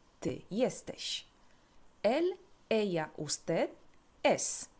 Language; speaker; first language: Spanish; non-native, fluent; Polish